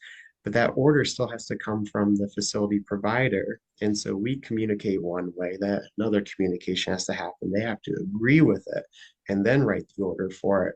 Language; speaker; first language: English; native; English